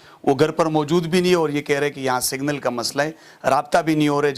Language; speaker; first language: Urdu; non-native, local second language; Pashto